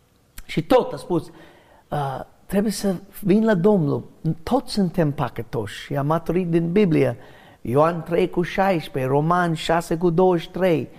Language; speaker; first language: Romanian; non-native, learner; English